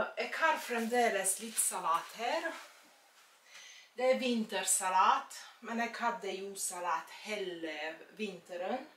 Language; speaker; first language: Norwegian; non-native, fluent; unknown